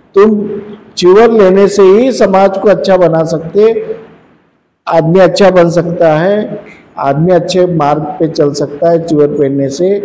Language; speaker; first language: Hindi; non-native, local second language; Marathi